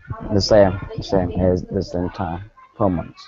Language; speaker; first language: English; non-native, learner; Vietnamese